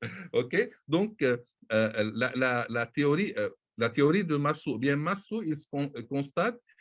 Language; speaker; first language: French; non-native, local second language; Arabic